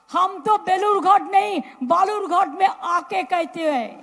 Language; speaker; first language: Hindi; non-native, local second language; Bangla